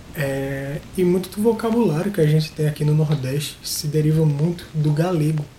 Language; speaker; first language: Portuguese; native; Portuguese